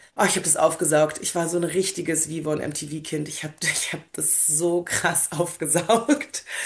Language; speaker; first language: German; early bilingual, other home language; Polish